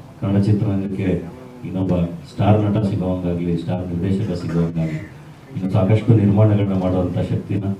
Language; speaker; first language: Kannada; native; Kannada